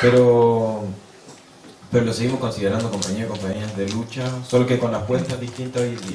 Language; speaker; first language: Spanish; native; Spanish